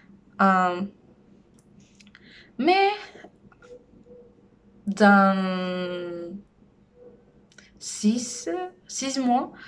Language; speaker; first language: French; non-native, learner; Spanish